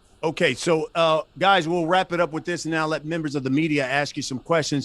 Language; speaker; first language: English; native; English